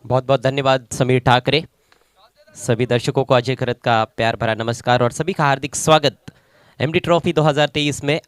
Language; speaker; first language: Hindi; non-native, local second language; Marathi